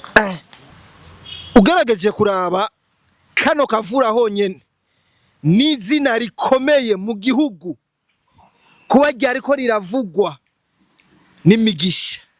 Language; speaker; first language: Rundi; native; Rundi